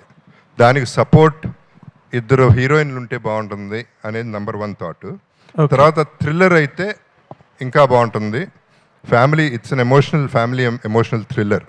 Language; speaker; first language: Telugu; native; Telugu